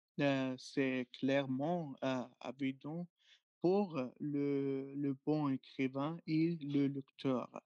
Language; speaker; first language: French; non-native, learner; Arabic